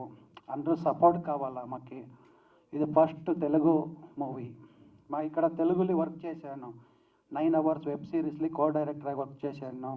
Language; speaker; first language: Telugu; non-native, learner; Kannada